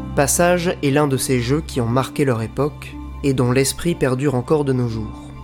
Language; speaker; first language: French; early bilingual, other home language; Turkish